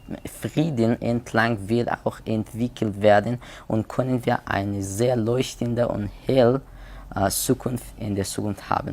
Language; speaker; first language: German; non-native, learner; Persian